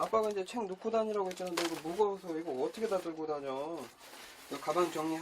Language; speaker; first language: Korean; native; Korean